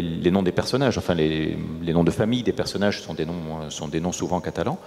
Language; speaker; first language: French; native; French